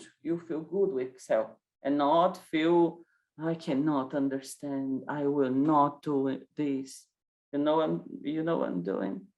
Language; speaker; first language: English; non-native, learner; Portuguese